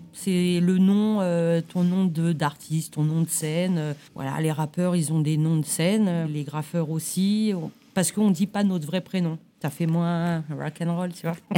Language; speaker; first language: French; native; French